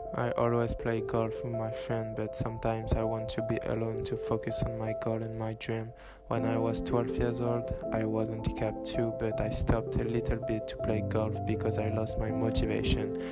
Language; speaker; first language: English; non-native, learner; French